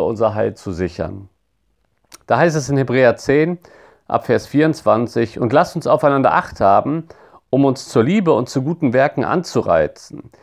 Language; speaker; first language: German; native; German